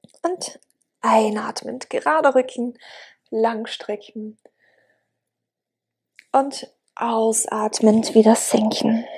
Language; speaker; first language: German; native; German